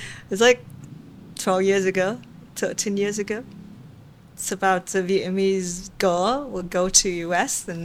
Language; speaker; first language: English; non-native, fluent; Vietnamese